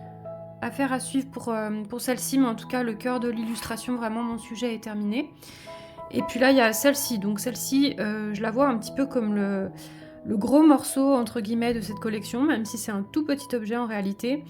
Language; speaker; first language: French; native; French